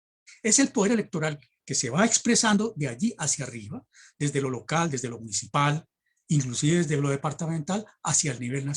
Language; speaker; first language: Spanish; native; Spanish